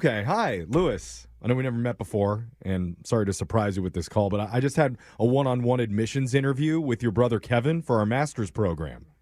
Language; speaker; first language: English; native; English